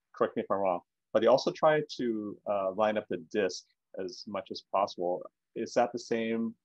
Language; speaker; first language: English; native; English